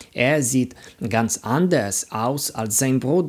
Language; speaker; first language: German; non-native, fluent; Polish